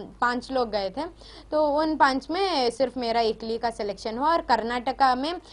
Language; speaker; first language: Hindi; native; Hindi